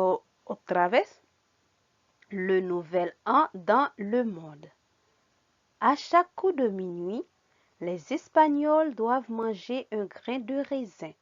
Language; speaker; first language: French; non-native, fluent; Spanish